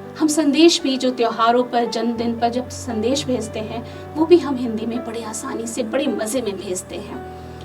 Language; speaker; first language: Hindi; native; Hindi